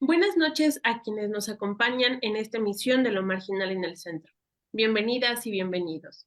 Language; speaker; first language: Spanish; native; Spanish